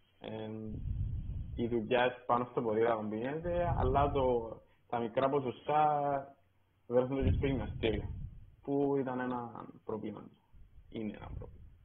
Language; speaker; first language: Greek; native; Greek